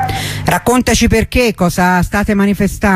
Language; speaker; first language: Italian; native; Italian